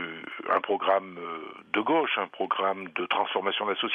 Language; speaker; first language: French; native; French